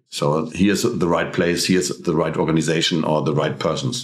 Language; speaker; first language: English; non-native, fluent; German